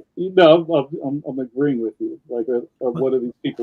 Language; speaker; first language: English; native; English